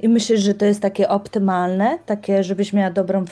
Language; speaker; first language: Polish; native; Polish